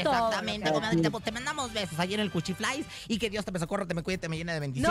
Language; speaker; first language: Spanish; native; Spanish